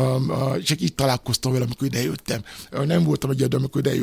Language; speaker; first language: Hungarian; non-native, fluent; Yoruba